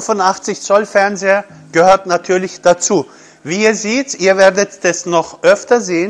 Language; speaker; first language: German; non-native, fluent; Turkish